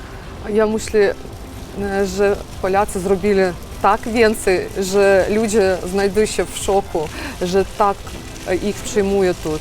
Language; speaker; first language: Polish; non-native, learner; Ukrainian